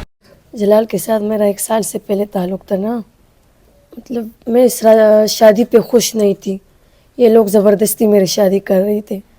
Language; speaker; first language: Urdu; non-native, local second language; Pashto